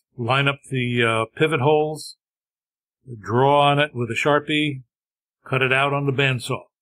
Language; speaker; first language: English; native; English